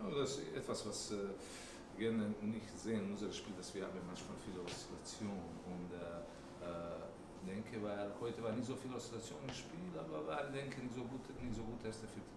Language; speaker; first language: German; non-native, learner; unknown